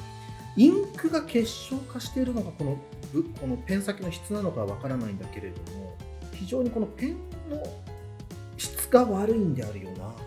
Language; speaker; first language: Japanese; native; Japanese